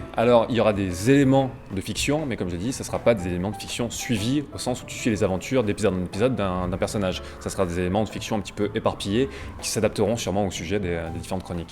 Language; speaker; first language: French; native; French